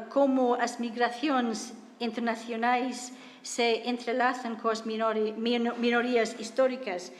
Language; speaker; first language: Galician; non-native, fluent; English